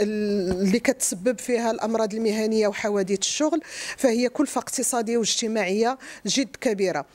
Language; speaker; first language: Arabic; native; Arabic